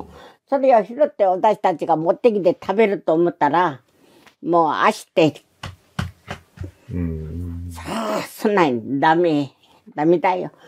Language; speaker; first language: Japanese; non-native, learner; Korean